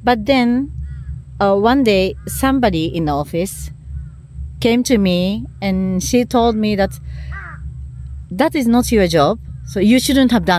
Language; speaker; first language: English; non-native, learner; Japanese